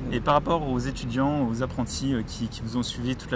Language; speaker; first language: French; native; French